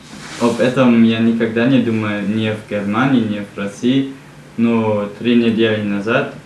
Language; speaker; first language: Russian; non-native, learner; German